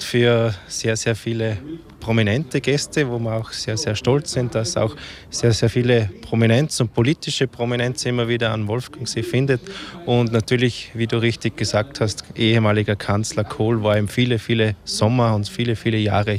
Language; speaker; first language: German; native; German